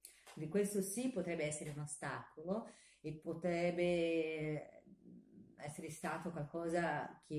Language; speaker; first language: Italian; non-native, fluent; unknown